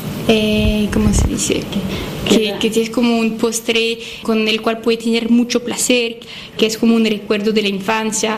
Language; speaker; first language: Spanish; non-native, fluent; French